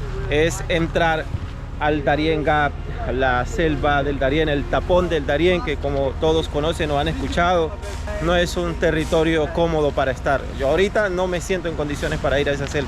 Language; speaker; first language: Spanish; native; Spanish